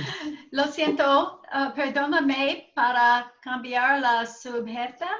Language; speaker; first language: Spanish; non-native, learner; English